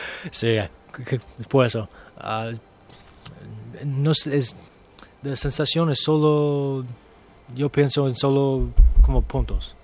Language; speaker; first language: Spanish; non-native, learner; English